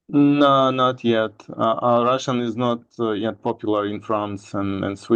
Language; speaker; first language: English; non-native, fluent; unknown